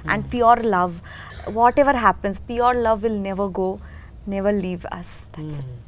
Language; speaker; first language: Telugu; non-native, learner; Bangla